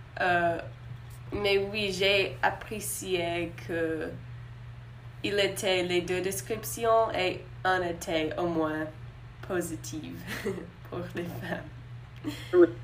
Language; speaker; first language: French; non-native, learner; English